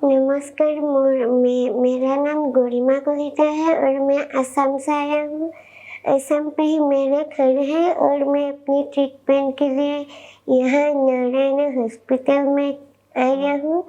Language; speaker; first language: Hindi; non-native, local second language; Assamese